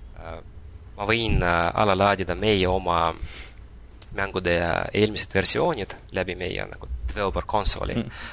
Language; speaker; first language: Estonian; non-native, local second language; Russian